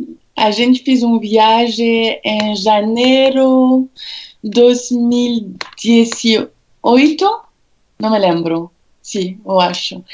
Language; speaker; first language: Portuguese; non-native, fluent; French